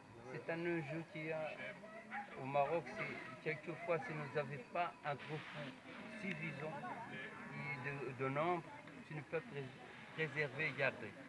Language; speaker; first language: French; non-native, learner; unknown